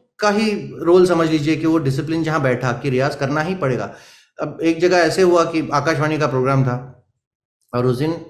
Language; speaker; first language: Hindi; native; Hindi